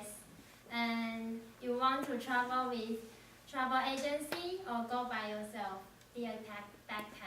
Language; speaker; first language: English; non-native, learner; Chinese